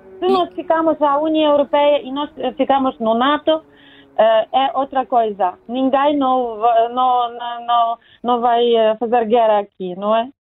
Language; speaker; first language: Portuguese; non-native, learner; Ukrainian